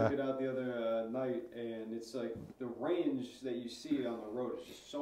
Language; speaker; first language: English; native; English